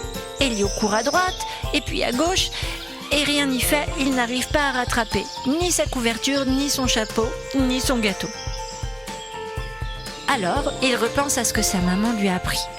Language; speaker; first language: French; native; French